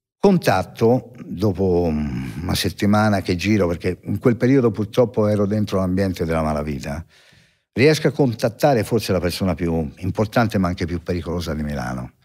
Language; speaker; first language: Italian; native; Italian